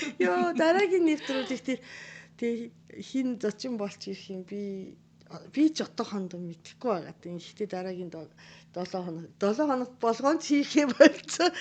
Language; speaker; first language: Mongolian; non-native, fluent; Japanese